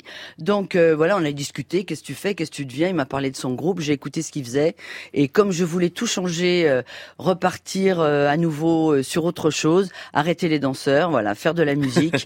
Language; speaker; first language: French; native; French